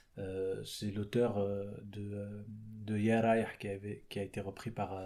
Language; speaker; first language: French; native; French